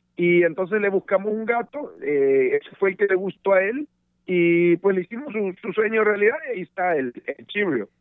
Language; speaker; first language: Spanish; native; Spanish